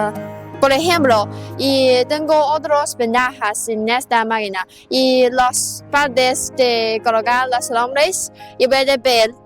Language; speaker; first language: Spanish; non-native, learner; Chinese